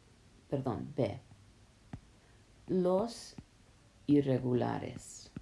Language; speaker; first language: Spanish; non-native, fluent; English